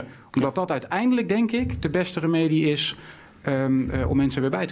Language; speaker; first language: Dutch; native; Dutch